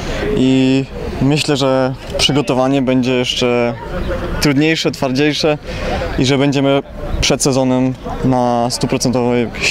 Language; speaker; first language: Polish; early bilingual, heritage; Polish